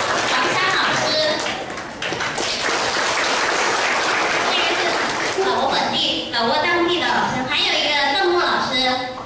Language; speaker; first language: Chinese; non-native, fluent; Lao